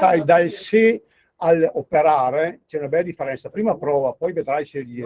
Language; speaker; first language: Italian; native; Italian